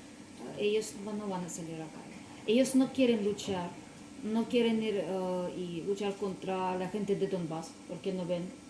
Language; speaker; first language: Spanish; non-native, learner; Russian